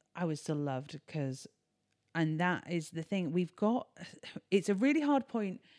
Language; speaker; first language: English; native; English